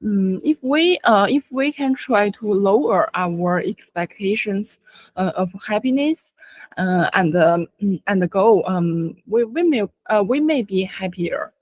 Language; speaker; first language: English; non-native, learner; Chinese